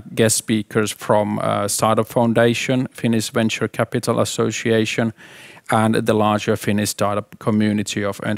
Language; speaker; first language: English; non-native, fluent; Finnish